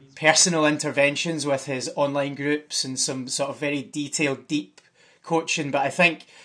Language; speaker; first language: English; native; English